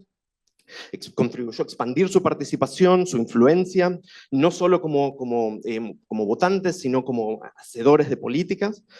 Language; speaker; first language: Spanish; native; Spanish